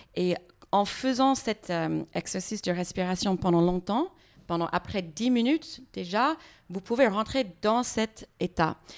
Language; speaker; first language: French; non-native, fluent; English